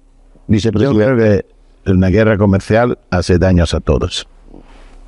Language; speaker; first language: Spanish; non-native, fluent; Italian